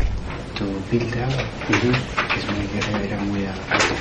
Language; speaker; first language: Spanish; early bilingual, heritage; Spanish